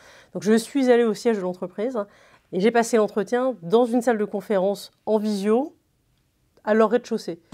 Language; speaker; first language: French; native; French